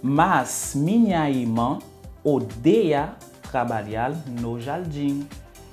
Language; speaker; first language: Portuguese; non-native, learner; Haitian Creole